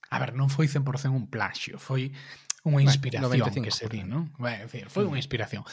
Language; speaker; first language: Galician; native; Galician